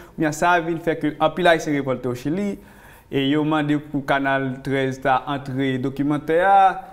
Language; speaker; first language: French; non-native, local second language; Haitian Creole